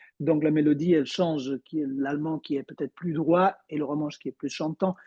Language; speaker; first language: French; non-native, fluent; Romansh